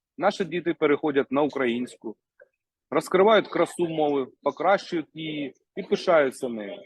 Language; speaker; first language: Ukrainian; native; Ukrainian